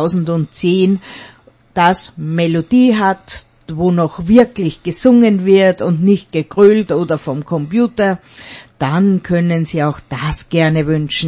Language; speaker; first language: German; native; German